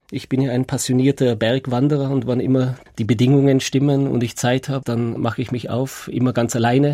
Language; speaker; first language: German; native; German